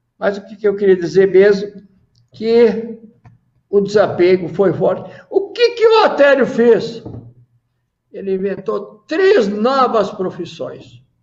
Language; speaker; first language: Portuguese; native; Portuguese